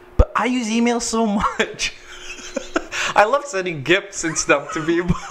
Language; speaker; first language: English; native; English